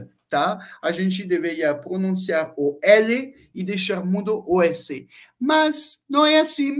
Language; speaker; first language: Portuguese; non-native, fluent; French